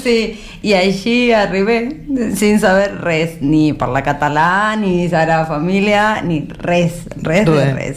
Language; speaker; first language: Catalan; non-native, learner; Spanish